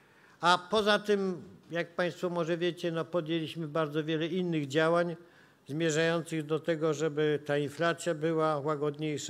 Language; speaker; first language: Polish; native; Polish